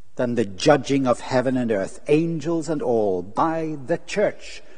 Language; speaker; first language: English; native; English